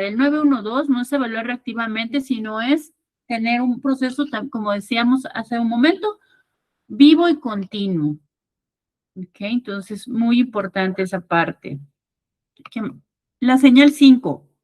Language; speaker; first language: Spanish; native; Spanish